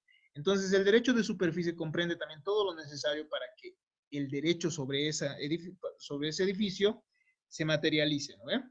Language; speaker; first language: Spanish; native; Spanish